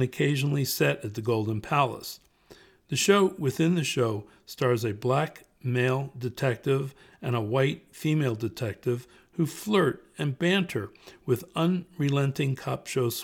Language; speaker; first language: English; native; English